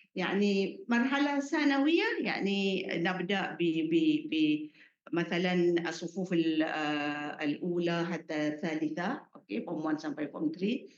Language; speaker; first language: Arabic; non-native, fluent; Malay